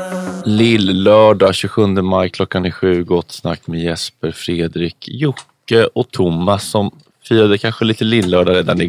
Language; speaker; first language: Swedish; native; Swedish